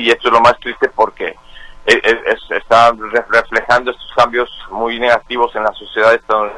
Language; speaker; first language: Spanish; native; Spanish